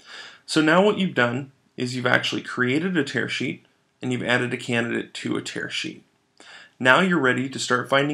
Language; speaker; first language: English; native; English